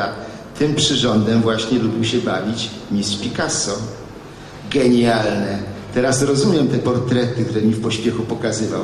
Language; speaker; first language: Polish; native; Polish